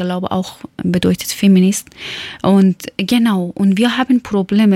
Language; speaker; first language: German; non-native, learner; Persian